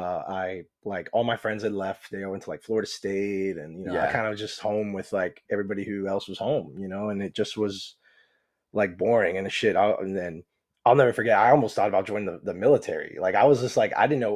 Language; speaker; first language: English; native; English